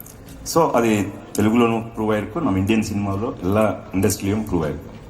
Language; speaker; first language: Tamil; non-native, fluent; Telugu